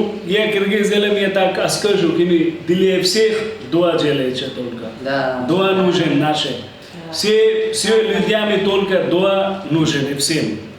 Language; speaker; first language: Russian; non-native, learner; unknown